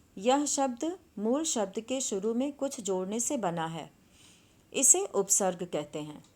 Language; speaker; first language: Hindi; native; Hindi